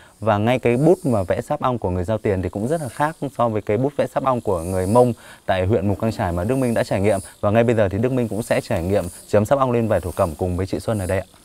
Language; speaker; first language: Vietnamese; native; Vietnamese